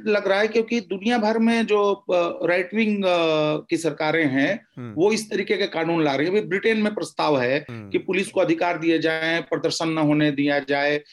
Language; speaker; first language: Hindi; native; Hindi